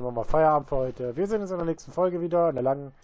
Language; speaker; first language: German; native; German